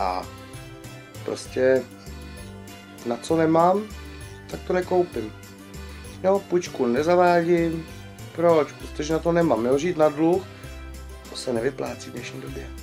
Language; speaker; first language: Czech; native; Czech